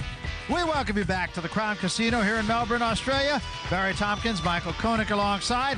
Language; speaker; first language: English; native; English